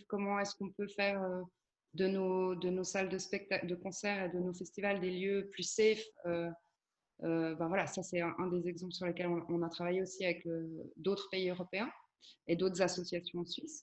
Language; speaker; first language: French; native; French